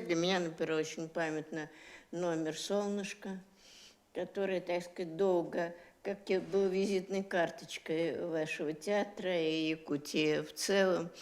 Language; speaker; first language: Russian; native; Russian